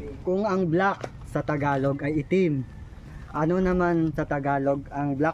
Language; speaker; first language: Filipino; native; Filipino